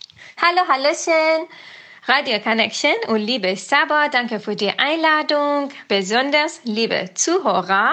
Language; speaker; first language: German; non-native, learner; Persian